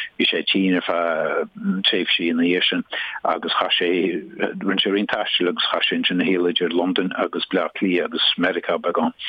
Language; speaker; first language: Irish; native; Irish